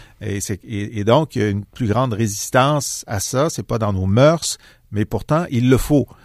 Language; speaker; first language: French; native; French